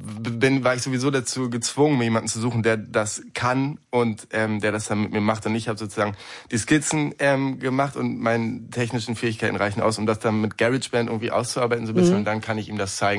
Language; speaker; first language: German; native; German